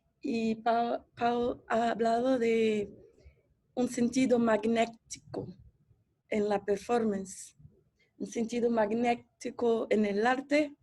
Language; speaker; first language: Spanish; non-native, fluent; Portuguese